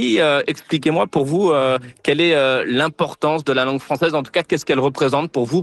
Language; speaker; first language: French; native; French